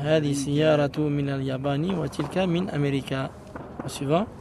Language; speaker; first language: Arabic; non-native, fluent; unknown